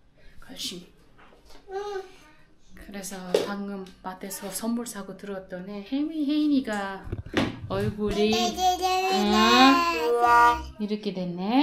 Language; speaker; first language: Korean; non-native, fluent; Uzbek